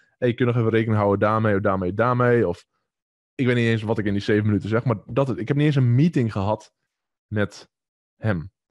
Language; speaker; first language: Dutch; native; Dutch